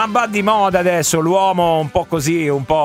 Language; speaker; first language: Italian; native; Italian